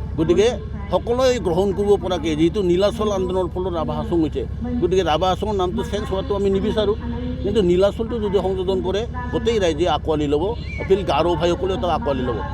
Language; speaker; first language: Assamese; non-native, local second language; Bodo